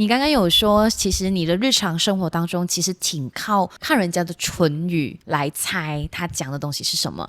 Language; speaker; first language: Chinese; non-native, local second language; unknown